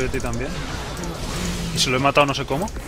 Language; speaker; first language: Spanish; native; Spanish